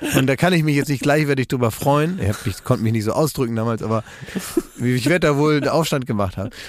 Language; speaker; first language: German; native; German